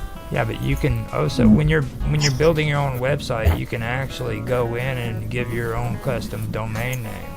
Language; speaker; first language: English; native; English